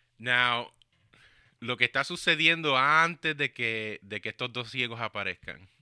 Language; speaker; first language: Spanish; early bilingual, heritage; Spanish